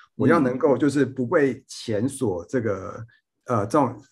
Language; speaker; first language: Chinese; native; Chinese